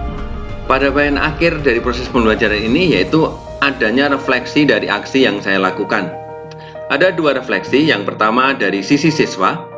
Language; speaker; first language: Indonesian; native; Indonesian